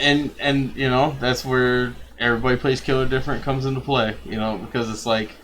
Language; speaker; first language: English; native; English